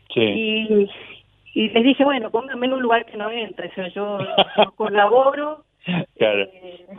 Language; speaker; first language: Spanish; native; Spanish